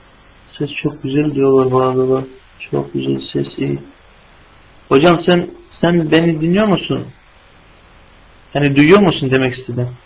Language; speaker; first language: Turkish; non-native, fluent; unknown